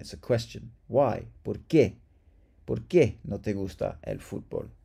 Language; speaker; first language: Spanish; non-native, fluent; English